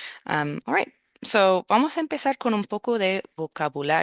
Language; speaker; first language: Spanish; non-native, fluent; English